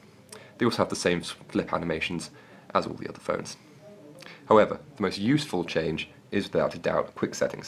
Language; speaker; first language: English; native; English